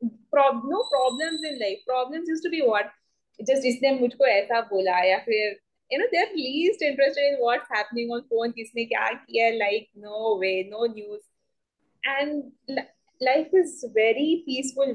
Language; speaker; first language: English; non-native, local second language; Marathi